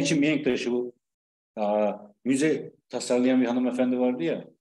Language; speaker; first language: Turkish; native; Turkish